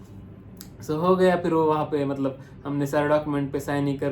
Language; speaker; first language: Hindi; non-native, local second language; Marathi